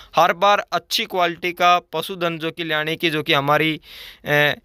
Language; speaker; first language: Hindi; native; Hindi